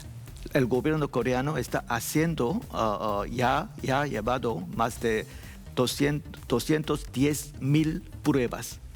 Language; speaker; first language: Spanish; non-native, learner; Korean